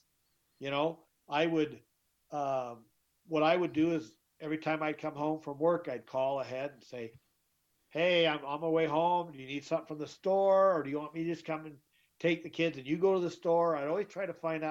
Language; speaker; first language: English; native; English